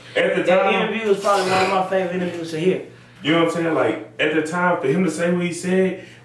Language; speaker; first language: English; native; English